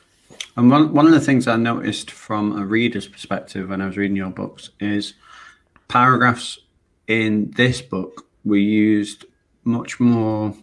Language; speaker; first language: English; native; English